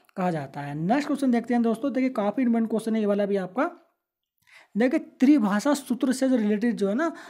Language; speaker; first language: Hindi; native; Hindi